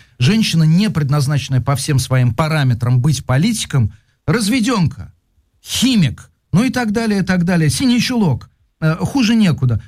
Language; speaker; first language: Russian; native; Russian